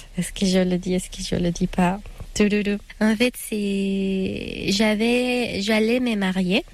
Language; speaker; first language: French; non-native, fluent; Spanish